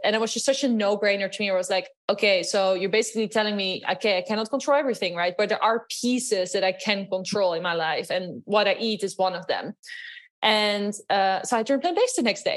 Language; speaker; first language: English; non-native, fluent; Dutch